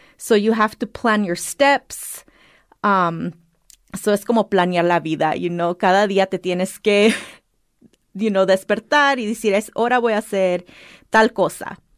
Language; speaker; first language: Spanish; early bilingual, heritage; Spanish